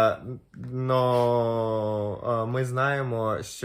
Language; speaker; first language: Ukrainian; non-native, local second language; Russian